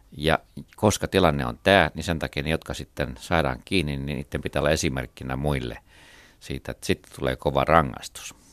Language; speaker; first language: Finnish; native; Finnish